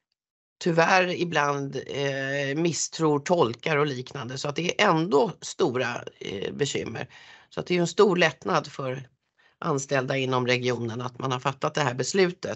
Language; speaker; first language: Swedish; native; Swedish